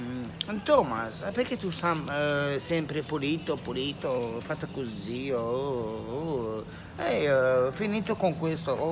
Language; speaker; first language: Italian; non-native, learner; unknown